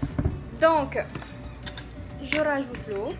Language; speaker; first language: French; native; French